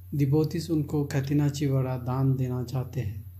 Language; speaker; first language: Hindi; non-native, local second language; Chakma